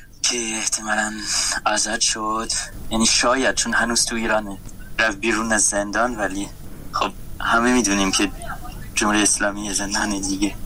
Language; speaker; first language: Persian; non-native, learner; French